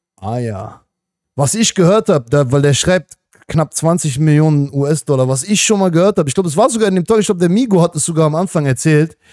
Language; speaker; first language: German; native; German